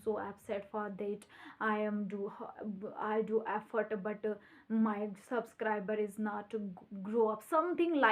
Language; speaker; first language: English; non-native, learner; Hindi